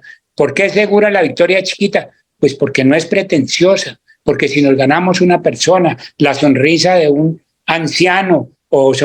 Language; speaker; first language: Spanish; native; Spanish